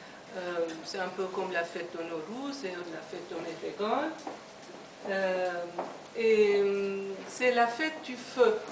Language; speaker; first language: French; non-native, fluent; Persian